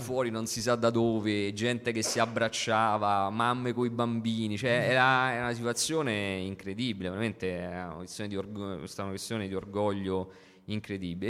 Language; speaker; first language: Italian; native; Italian